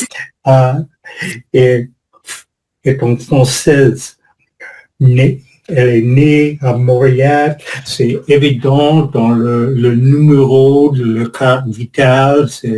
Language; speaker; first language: French; non-native, learner; English